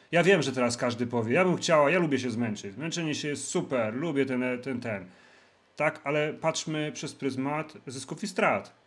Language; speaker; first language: Polish; native; Polish